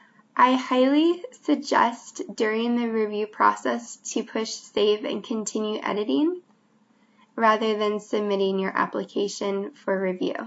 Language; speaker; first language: English; native; English